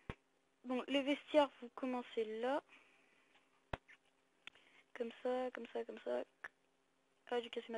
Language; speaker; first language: French; native; French